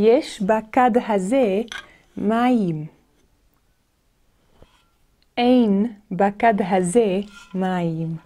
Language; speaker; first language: Hebrew; non-native, fluent; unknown